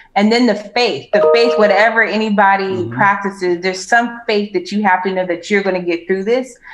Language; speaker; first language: English; native; English